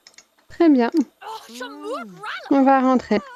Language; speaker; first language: French; native; French